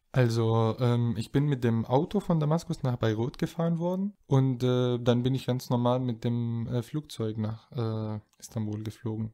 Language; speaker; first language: German; non-native, fluent; Arabic